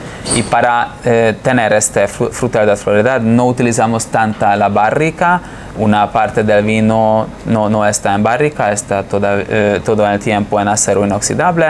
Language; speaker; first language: Spanish; non-native, fluent; Hungarian